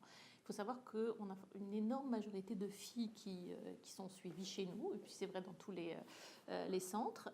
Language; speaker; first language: French; native; French